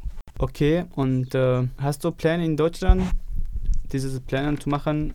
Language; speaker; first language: German; non-native, learner; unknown